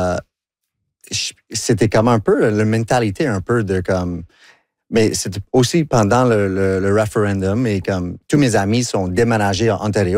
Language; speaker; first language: French; non-native, local second language; English